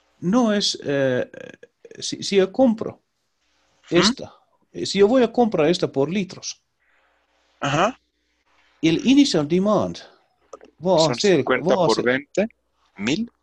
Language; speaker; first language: Spanish; non-native, learner; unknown